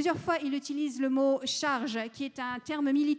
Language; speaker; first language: French; native; French